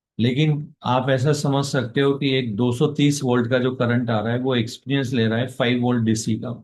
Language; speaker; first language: Hindi; native; Hindi